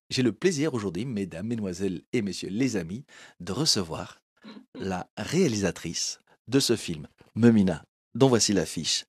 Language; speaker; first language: French; early bilingual, other home language; Portuguese